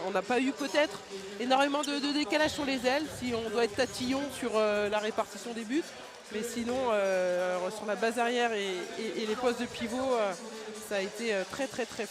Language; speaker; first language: French; native; French